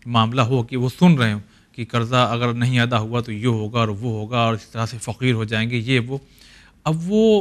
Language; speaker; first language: Hindi; native; Hindi